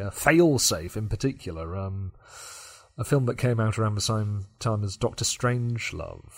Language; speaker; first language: English; native; English